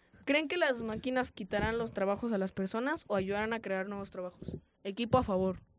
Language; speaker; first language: Spanish; native; Spanish